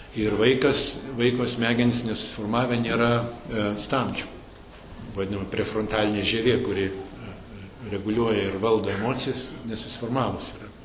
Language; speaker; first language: Lithuanian; early bilingual, heritage; Lithuanian